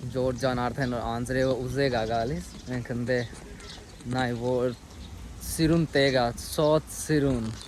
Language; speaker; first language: Armenian; non-native, learner; Hindi